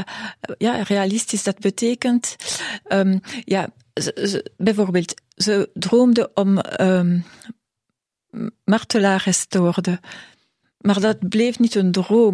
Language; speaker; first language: Dutch; non-native, local second language; French